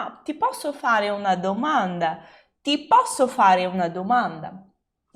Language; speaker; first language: Italian; non-native, fluent; Portuguese